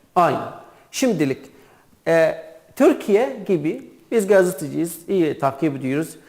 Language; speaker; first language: Turkish; non-native, learner; Arabic